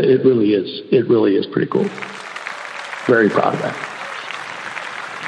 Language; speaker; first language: English; early bilingual, other home language; Spanish